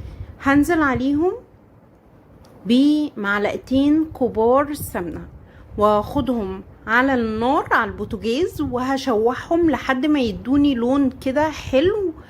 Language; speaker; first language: Arabic; native; Arabic